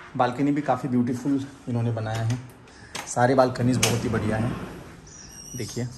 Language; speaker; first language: Hindi; non-native, local second language; Marathi